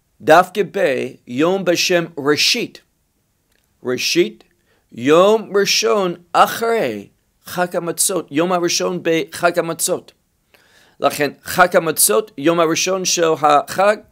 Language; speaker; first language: Hebrew; non-native, fluent; English